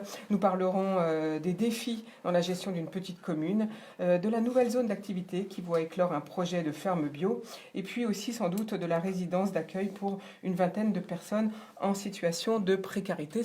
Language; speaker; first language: French; native; French